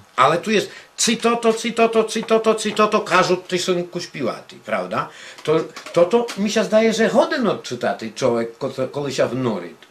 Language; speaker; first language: Polish; non-native, local second language; Rusyn